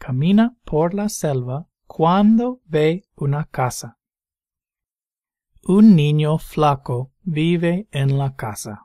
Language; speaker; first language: Spanish; non-native, fluent; English